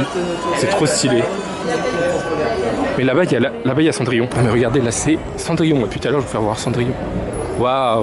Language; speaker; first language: French; native; French